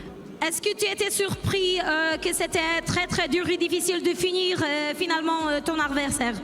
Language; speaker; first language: French; non-native, fluent; Polish